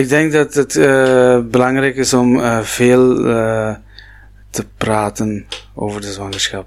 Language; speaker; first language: Dutch; non-native, local second language; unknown